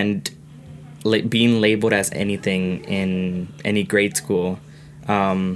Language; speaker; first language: English; early bilingual, other home language; Spanish